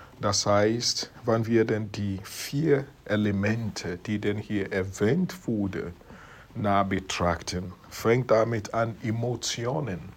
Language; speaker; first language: German; non-native, fluent; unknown